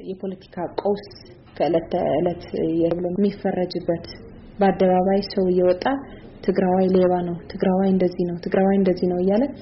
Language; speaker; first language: Amharic; non-native, local second language; Tigrinya